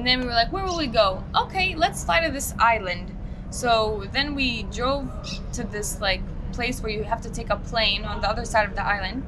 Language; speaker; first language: English; early bilingual, heritage; English